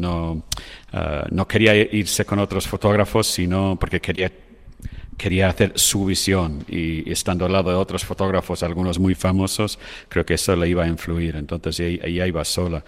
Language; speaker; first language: Spanish; non-native, fluent; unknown